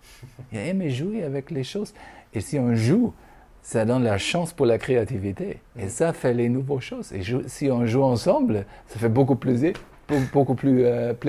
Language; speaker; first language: French; non-native, fluent; German